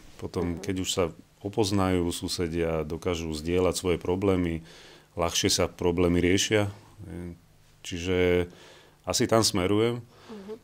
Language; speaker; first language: Slovak; native; Slovak